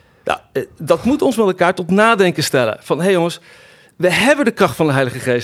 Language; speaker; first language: Dutch; native; Dutch